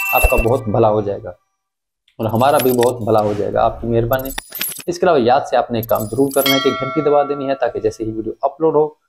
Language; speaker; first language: Urdu; native; Urdu